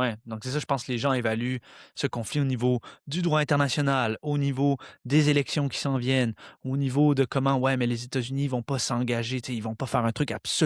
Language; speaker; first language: French; native; French